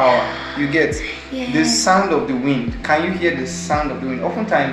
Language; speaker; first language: English; non-native, local second language; Bini